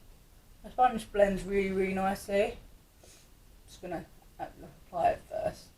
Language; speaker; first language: English; native; English